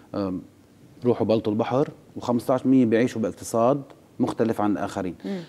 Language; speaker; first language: Arabic; native; Arabic